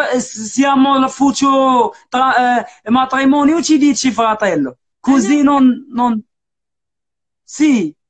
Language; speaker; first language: Italian; non-native, learner; Arabic